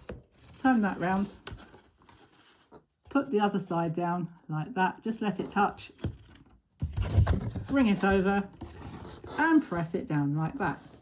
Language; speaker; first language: English; native; English